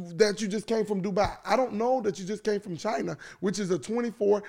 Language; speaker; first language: English; native; English